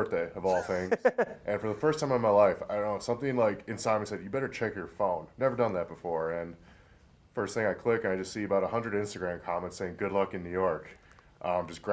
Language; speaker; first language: English; native; English